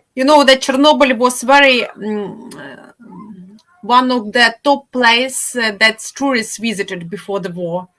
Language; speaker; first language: English; non-native, fluent; Ukrainian